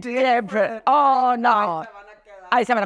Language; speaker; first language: Spanish; early bilingual, other home language; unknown